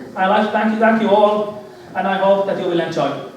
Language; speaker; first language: English; non-native, fluent; Finnish